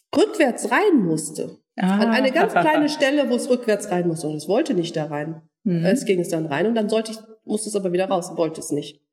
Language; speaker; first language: German; non-native, fluent; Turkish